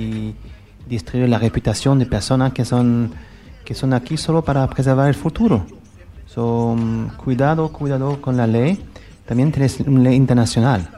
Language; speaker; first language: Spanish; non-native, learner; French